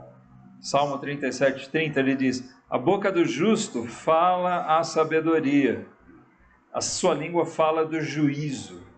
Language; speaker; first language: Portuguese; native; Portuguese